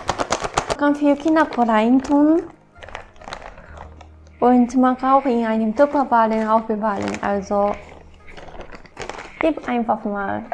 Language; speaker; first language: German; non-native, fluent; Japanese